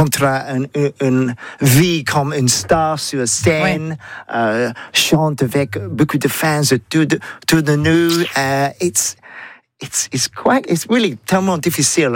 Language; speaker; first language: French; non-native, learner; English